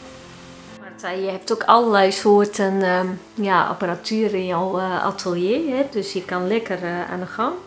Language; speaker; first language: Dutch; early bilingual, heritage; Turkish